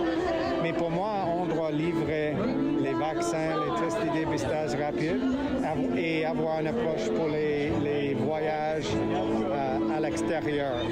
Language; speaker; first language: French; non-native, local second language; English